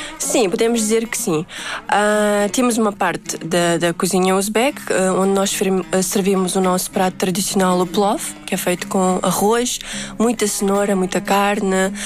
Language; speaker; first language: Portuguese; early bilingual, other home language; Uzbek